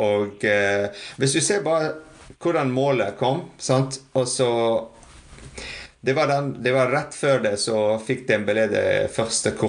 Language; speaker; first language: Norwegian; non-native, fluent; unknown